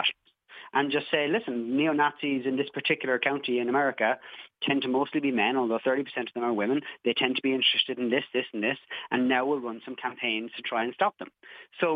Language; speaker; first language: English; native; English